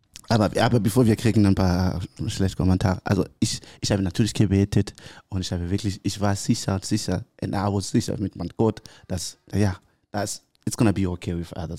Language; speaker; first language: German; non-native, learner; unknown